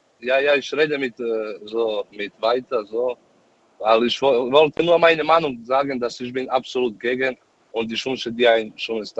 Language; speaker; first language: German; non-native, learner; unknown